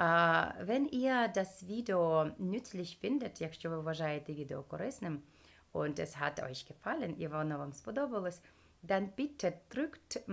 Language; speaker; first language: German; non-native, fluent; Ukrainian